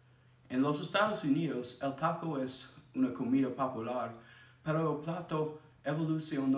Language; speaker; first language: Spanish; non-native, learner; English